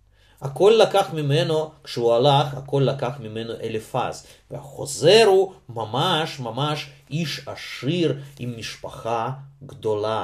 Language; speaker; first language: Hebrew; non-native, fluent; Russian